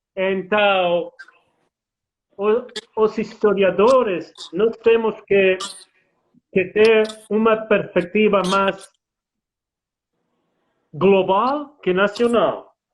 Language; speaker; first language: Portuguese; non-native, fluent; Spanish